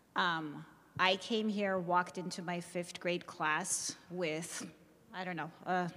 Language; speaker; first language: English; early bilingual, other home language; Armenian